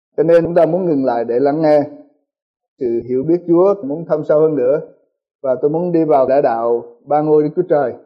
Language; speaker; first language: Vietnamese; early bilingual, heritage; Vietnamese